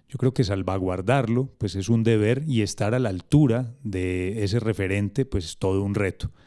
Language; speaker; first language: Spanish; native; Spanish